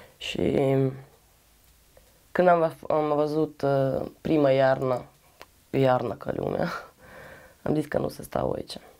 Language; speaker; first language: Romanian; non-native, learner; Russian